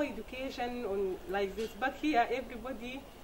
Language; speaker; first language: English; non-native, fluent; Arabic